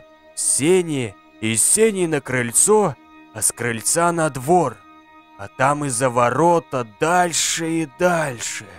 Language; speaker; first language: Russian; native; Russian